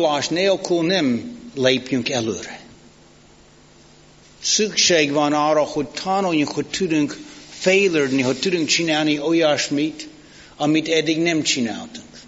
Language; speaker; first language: Hungarian; non-native, fluent; English